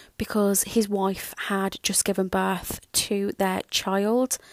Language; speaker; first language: English; native; English